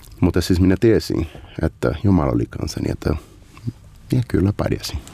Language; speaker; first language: Finnish; non-native, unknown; Portuguese